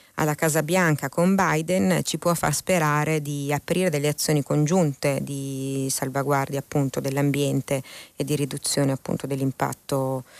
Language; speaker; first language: Italian; native; Italian